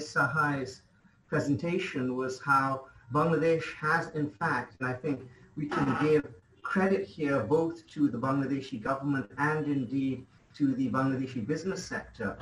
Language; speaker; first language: English; non-native, local second language; Bangla